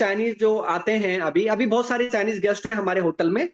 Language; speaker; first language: Hindi; native; Hindi